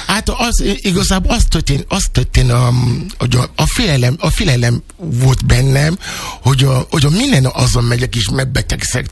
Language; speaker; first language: Hungarian; non-native, learner; Yoruba